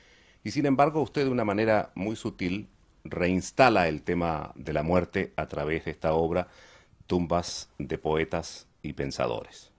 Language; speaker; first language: Spanish; native; Spanish